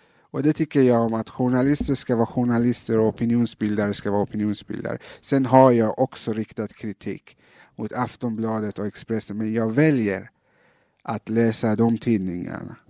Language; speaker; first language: Swedish; early bilingual, other home language; Persian